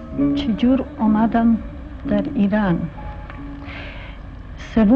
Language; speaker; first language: Persian; non-native, fluent; Polish